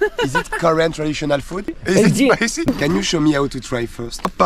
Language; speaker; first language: English; non-native, learner; French